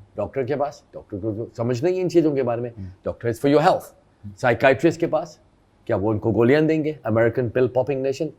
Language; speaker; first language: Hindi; early bilingual, heritage; Hindi